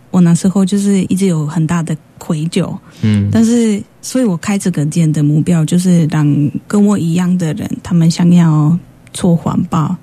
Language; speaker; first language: Chinese; non-native, fluent; Polish